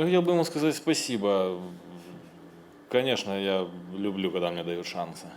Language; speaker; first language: Russian; native; Russian